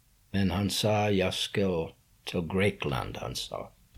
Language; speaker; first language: Swedish; non-native, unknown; English